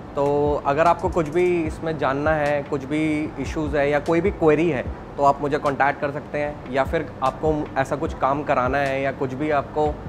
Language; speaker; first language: Hindi; native; Hindi